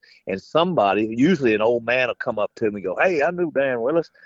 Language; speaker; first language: English; native; English